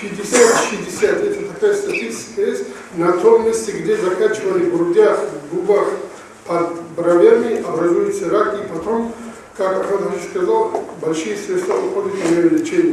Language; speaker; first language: Russian; non-native, local second language; Avaric